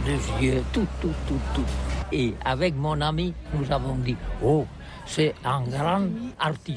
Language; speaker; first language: French; non-native, learner; Catalan